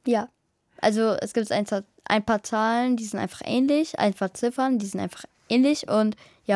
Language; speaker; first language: German; early bilingual, other home language; Kurdish